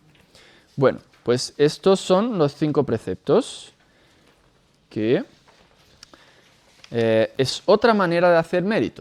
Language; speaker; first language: Spanish; non-native, fluent; Portuguese